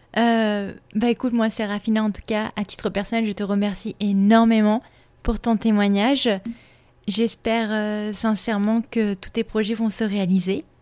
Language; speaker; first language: French; native; French